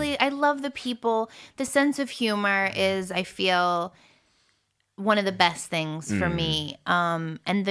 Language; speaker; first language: English; early bilingual, other home language; French